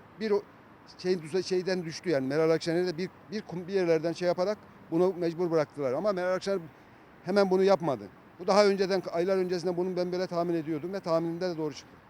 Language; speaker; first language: Turkish; native; Turkish